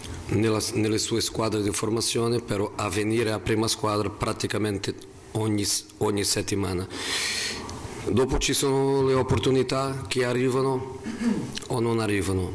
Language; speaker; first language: Italian; non-native, fluent; Portuguese